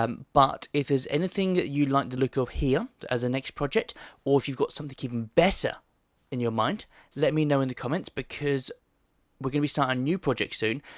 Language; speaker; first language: English; native; English